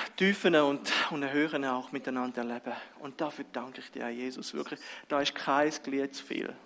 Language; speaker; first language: German; early bilingual, other home language; Russian